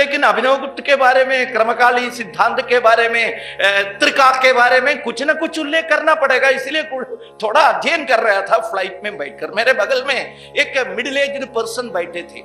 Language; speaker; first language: Hindi; non-native, local second language; Malayalam